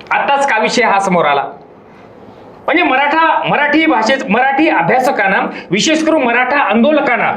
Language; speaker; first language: Marathi; non-native, local second language; Lambadi